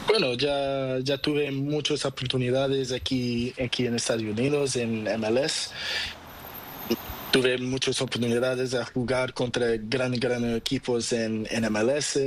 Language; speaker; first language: Spanish; non-native, learner; Portuguese